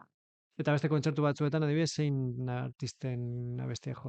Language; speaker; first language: Basque; native; Basque